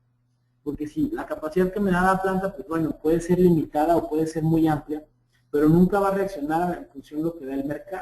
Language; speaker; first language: Spanish; native; Spanish